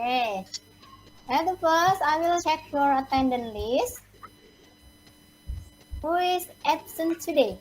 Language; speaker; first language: English; non-native, learner; Indonesian